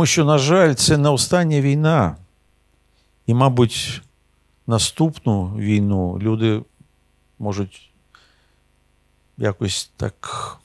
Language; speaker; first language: Ukrainian; non-native, local second language; Russian